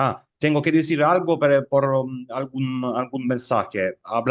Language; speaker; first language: Spanish; non-native, fluent; Italian